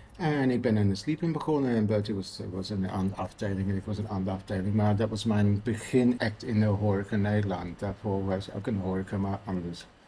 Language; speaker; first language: Dutch; non-native, fluent; English